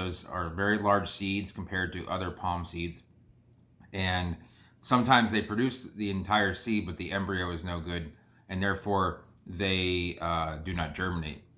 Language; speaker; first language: English; native; English